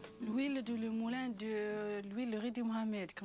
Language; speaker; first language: French; non-native, local second language; Arabic